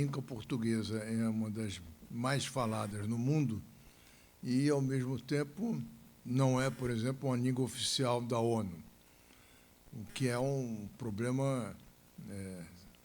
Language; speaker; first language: Portuguese; native; Portuguese